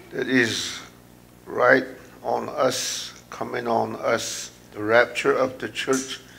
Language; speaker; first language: English; non-native, local second language; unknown